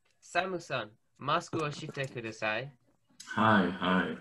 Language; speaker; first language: Japanese; non-native, learner; English